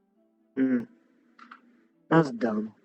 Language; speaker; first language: English; native; English